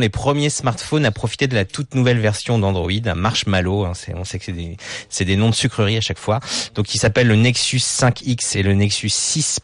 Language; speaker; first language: French; native; French